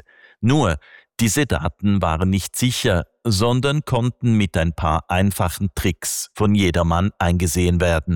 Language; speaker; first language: German; native; German